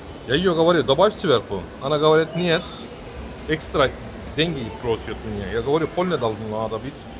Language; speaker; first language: Russian; non-native, learner; Turkish